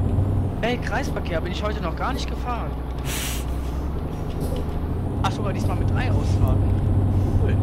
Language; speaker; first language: German; native; German